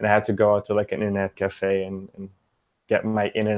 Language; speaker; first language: English; early bilingual, other home language; Yiddish